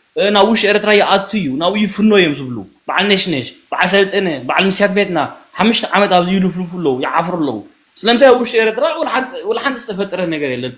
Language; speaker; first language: Tigrinya; early bilingual, heritage; Tigrinya